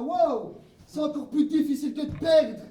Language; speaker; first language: French; native; French